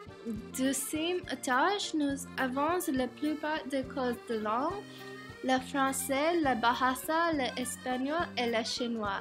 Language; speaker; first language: French; non-native, learner; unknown